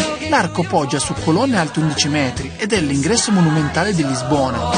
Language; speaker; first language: Italian; native; Italian